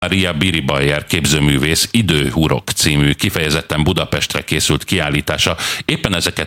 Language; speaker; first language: Hungarian; native; Hungarian